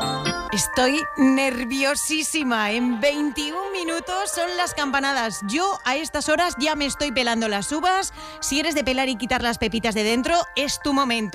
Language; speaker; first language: Spanish; native; Spanish